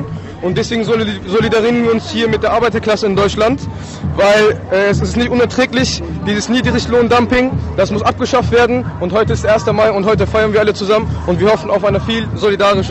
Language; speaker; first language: German; early bilingual, other home language; Turkish